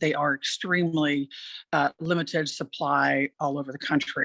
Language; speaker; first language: English; native; English